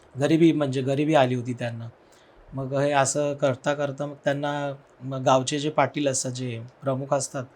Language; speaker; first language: Marathi; non-native, local second language; Telugu